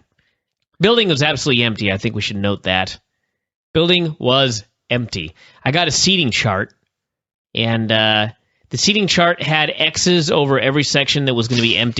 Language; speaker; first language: English; native; English